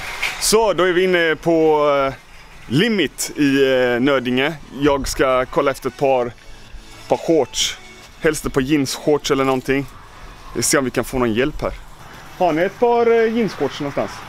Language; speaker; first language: Swedish; native; Swedish